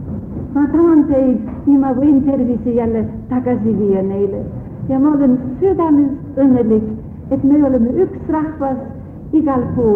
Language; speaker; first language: Estonian; early bilingual, heritage; Estonian